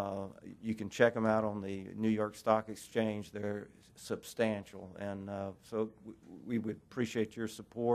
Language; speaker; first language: English; native; English